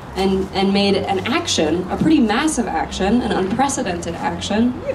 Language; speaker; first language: English; native; English